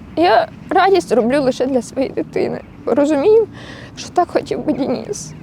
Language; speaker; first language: Ukrainian; native; Ukrainian